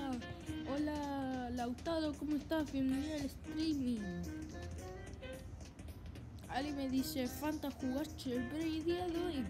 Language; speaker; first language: Spanish; early bilingual, other home language; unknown